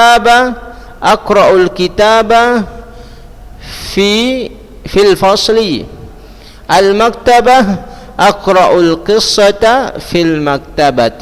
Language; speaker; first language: Arabic; non-native, fluent; Indonesian